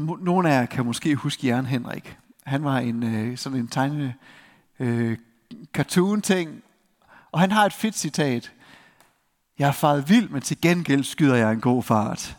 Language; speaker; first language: Danish; native; Danish